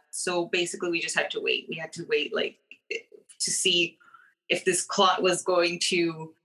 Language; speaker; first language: English; early bilingual, other home language; Spanish